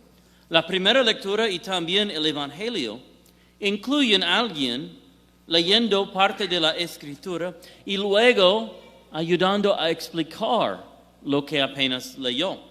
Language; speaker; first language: Spanish; non-native, fluent; English